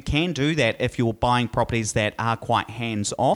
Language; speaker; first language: English; native; English